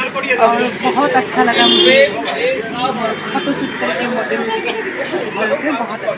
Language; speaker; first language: Hindi; non-native, local second language; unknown